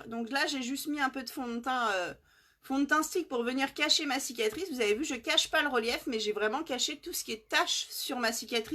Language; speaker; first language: French; native; French